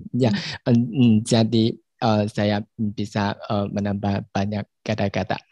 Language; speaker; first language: Indonesian; non-native, learner; Chinese